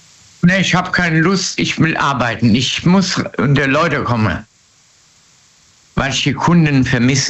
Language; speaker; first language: German; native; German